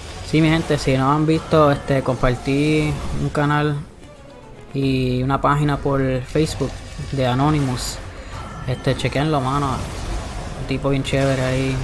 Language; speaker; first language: Spanish; native; Spanish